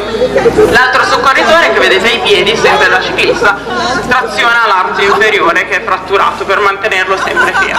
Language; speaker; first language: Italian; native; Italian